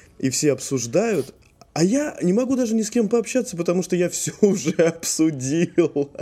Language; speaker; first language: Russian; native; Russian